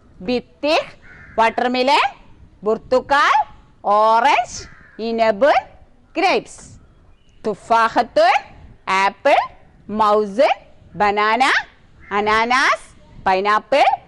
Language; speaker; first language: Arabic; non-native, fluent; Malayalam